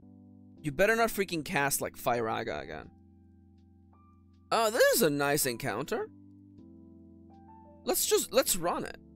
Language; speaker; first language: English; native; English